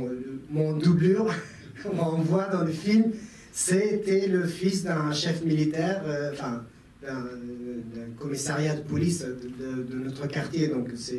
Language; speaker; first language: French; non-native, fluent; Persian